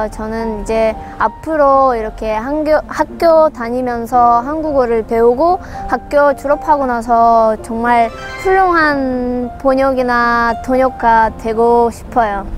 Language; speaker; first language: Korean; non-native, fluent; Russian